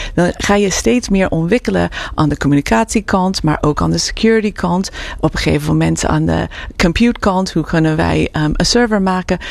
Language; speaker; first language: Dutch; non-native, fluent; English